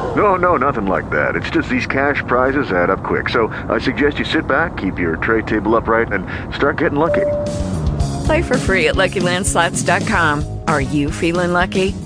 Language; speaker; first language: English; early bilingual, other home language; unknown